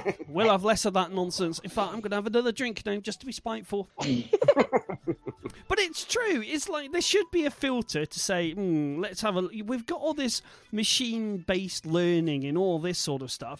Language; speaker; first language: English; native; English